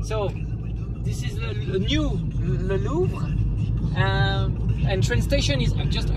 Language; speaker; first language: English; non-native, learner; French